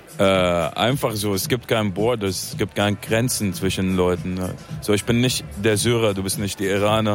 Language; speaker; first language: German; non-native, fluent; Arabic